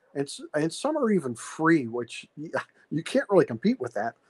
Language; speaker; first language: English; native; English